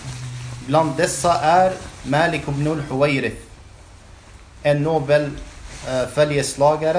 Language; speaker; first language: Swedish; non-native, fluent; Arabic